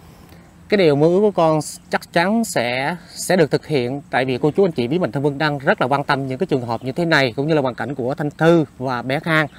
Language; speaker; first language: Vietnamese; native; Vietnamese